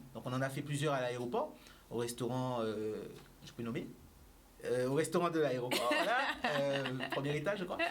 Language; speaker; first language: French; native; French